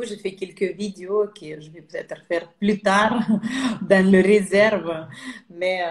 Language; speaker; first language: French; non-native, fluent; Russian